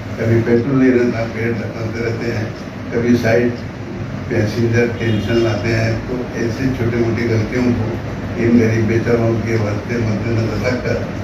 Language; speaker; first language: Hindi; non-native, local second language; Urdu